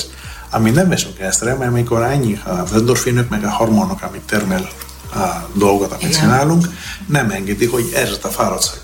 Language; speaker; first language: Hungarian; non-native, fluent; Greek